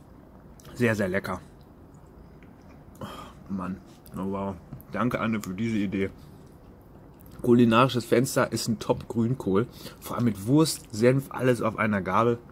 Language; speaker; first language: German; native; German